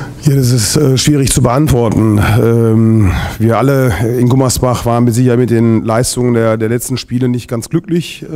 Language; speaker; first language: German; native; German